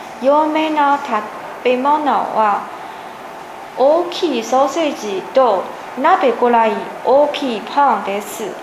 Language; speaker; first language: Japanese; non-native, learner; Chinese